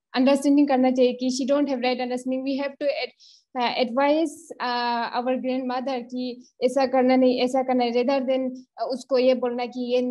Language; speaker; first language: Hindi; native; Hindi